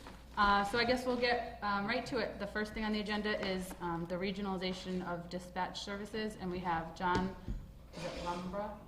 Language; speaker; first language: English; native; English